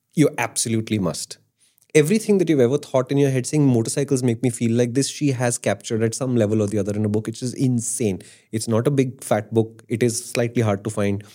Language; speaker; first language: English; non-native, local second language; Hindi